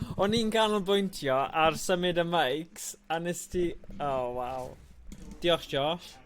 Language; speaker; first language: Welsh; native; Welsh